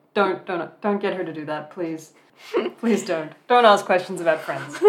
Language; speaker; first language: English; native; English